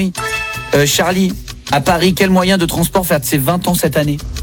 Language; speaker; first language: French; native; French